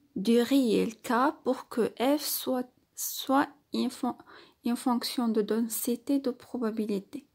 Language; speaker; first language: French; non-native, local second language; Arabic